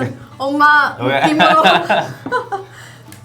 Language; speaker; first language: Korean; non-native, fluent; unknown